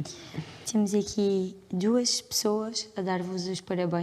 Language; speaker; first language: Portuguese; native; Portuguese